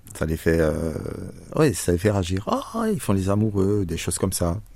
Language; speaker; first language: French; native; French